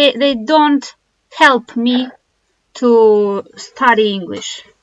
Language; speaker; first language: English; non-native, fluent; Russian